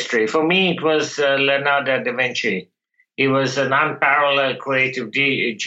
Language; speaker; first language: English; non-native, local second language; Bangla